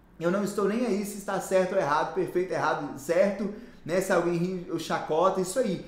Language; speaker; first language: Portuguese; native; Portuguese